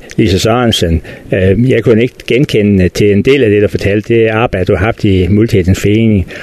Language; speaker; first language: Danish; native; Danish